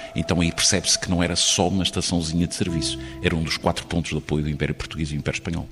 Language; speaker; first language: Portuguese; native; Portuguese